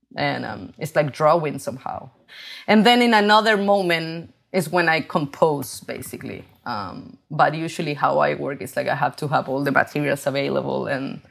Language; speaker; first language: English; non-native, fluent; Spanish